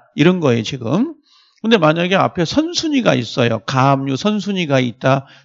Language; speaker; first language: Korean; native; Korean